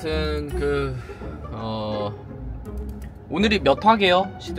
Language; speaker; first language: Korean; native; Korean